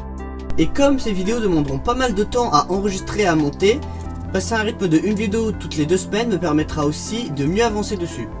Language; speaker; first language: French; native; French